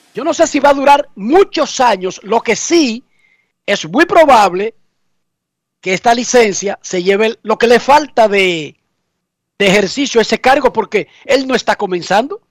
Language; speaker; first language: Spanish; native; Spanish